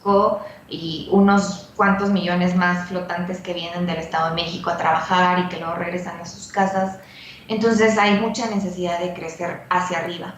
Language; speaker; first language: Spanish; native; Spanish